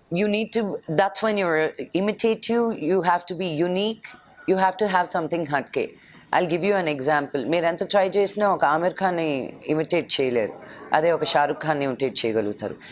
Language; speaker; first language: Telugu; native; Telugu